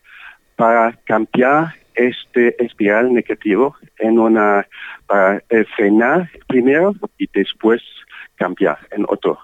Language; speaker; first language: Spanish; non-native, learner; German